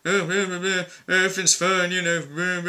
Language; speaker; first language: English; native; English